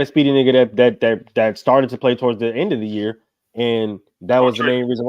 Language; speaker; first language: English; native; English